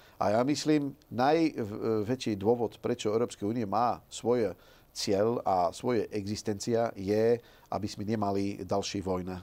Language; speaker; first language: Slovak; non-native, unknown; Dutch